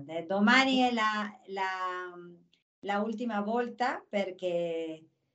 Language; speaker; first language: Italian; non-native, learner; Spanish